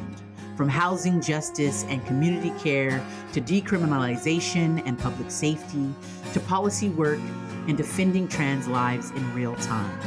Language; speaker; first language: English; native; English